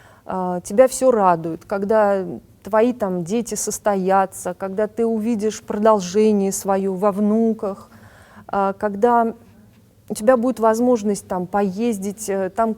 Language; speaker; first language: Russian; native; Russian